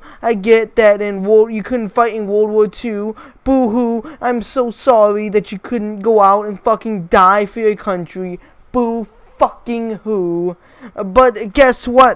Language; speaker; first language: English; native; English